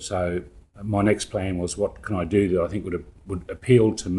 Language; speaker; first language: English; native; English